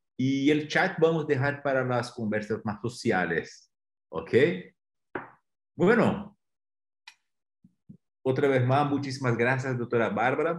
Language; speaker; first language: Spanish; non-native, fluent; Portuguese